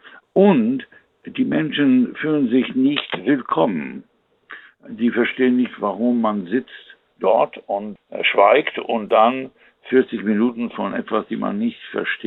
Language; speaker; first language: German; non-native, fluent; English